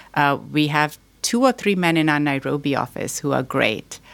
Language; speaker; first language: English; non-native, local second language; Urdu